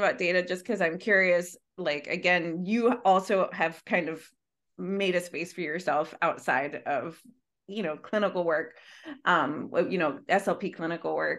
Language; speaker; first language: English; early bilingual, other home language; Spanish